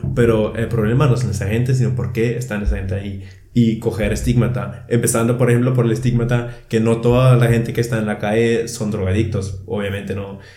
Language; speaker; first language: Spanish; non-native, fluent; German